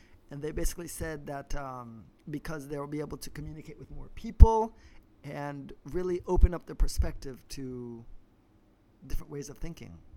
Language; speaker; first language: English; native; English